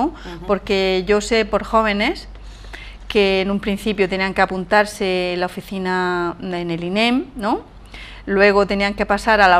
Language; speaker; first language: Spanish; native; Spanish